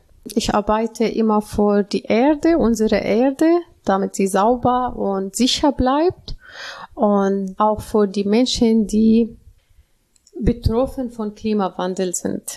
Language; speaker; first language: German; non-native, learner; Arabic